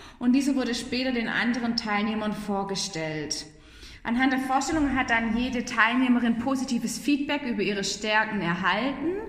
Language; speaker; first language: German; native; German